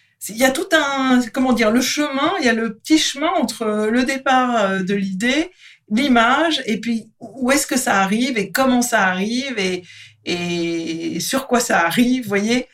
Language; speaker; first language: French; native; French